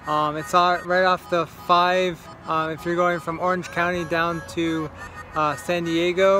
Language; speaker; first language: English; non-native, fluent; Ukrainian